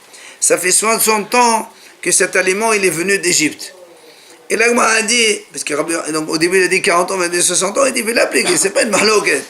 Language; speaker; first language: French; native; French